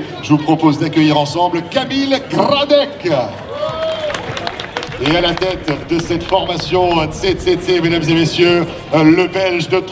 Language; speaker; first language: French; native; French